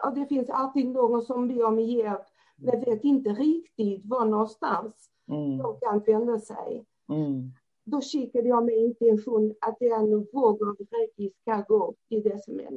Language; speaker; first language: Swedish; non-native, fluent; Portuguese